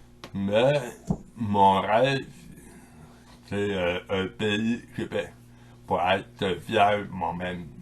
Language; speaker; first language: French; non-native, local second language; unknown